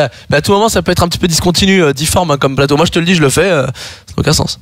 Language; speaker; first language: French; native; French